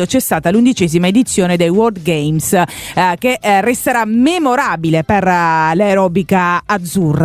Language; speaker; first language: Italian; native; Italian